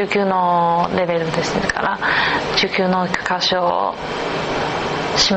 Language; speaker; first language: Japanese; non-native, learner; Chinese